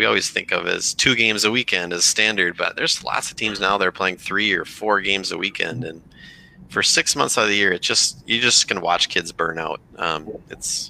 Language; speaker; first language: English; native; English